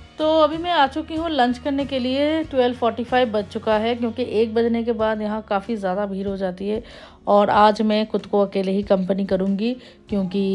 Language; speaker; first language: Hindi; non-native, local second language; Bangla